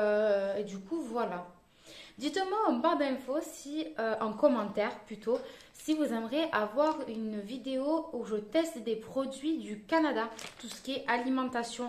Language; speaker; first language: French; native; French